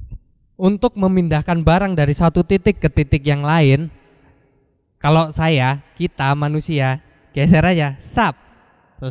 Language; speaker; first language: Indonesian; native; Indonesian